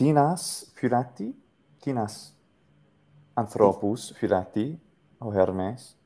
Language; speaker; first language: Greek; non-native, fluent; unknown